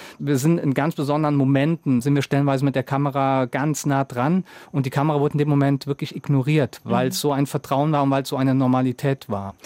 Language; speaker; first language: German; native; German